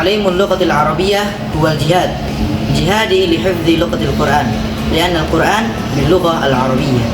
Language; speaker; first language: Arabic; non-native, fluent; Indonesian